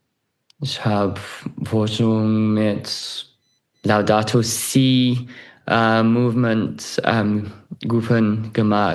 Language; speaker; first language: German; non-native, fluent; English